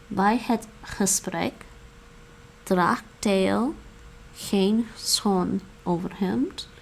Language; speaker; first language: Dutch; non-native, learner; English